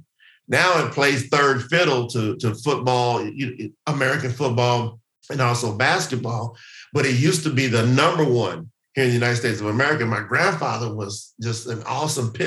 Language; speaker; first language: English; native; English